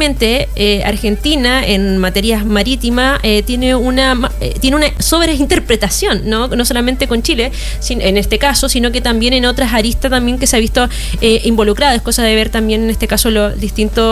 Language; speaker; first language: Spanish; native; Spanish